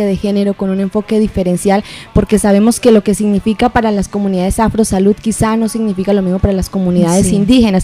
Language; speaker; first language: Spanish; native; Spanish